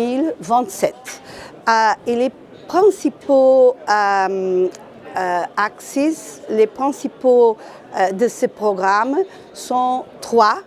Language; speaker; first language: French; non-native, fluent; Portuguese